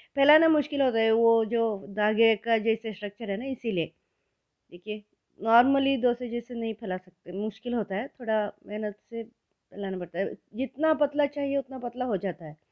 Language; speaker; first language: Hindi; non-native, local second language; Kannada